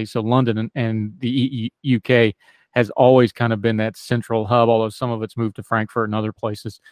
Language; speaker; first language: English; native; English